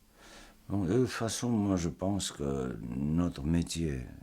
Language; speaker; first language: French; non-native, fluent; Georgian